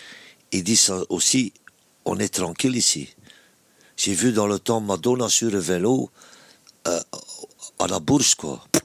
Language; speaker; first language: French; non-native, local second language; Dutch